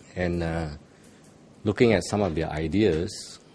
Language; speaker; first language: English; non-native, local second language; Chinese